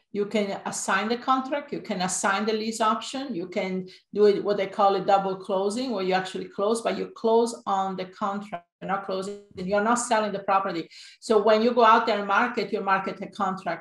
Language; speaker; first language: English; non-native, fluent; Italian